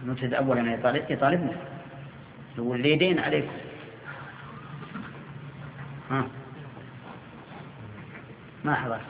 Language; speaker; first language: Arabic; native; Arabic